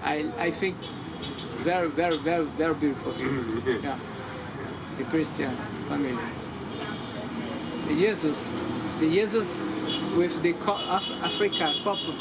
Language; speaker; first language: English; non-native, learner; Portuguese